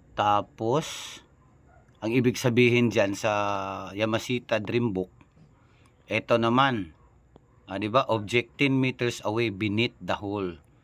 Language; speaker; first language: Filipino; non-native, local second language; Cebuano